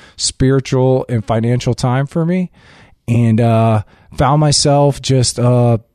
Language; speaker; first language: English; native; English